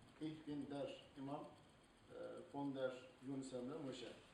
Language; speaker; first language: German; non-native, learner; Turkish